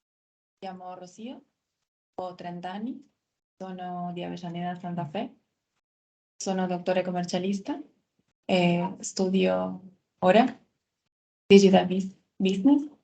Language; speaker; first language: Italian; non-native, fluent; Spanish